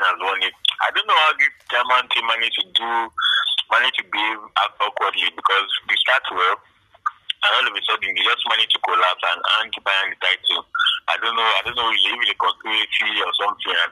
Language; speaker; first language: English; non-native, local second language; Yoruba